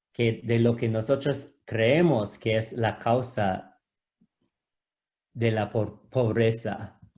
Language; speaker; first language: Spanish; non-native, fluent; English